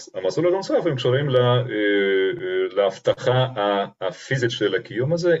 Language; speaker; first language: Hebrew; non-native, fluent; Russian